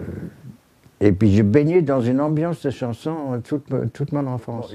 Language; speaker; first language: French; non-native, fluent; English